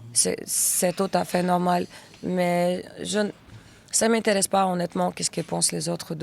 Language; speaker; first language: French; non-native, learner; Russian